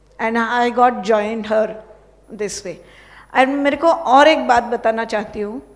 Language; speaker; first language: Hindi; non-native, local second language; Marathi